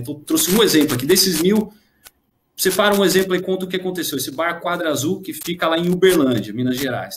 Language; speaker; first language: Portuguese; native; Portuguese